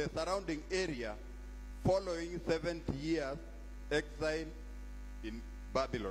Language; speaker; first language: English; non-native, local second language; Swahili